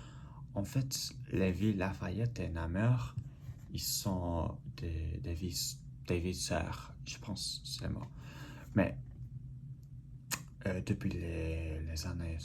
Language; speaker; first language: French; non-native, learner; English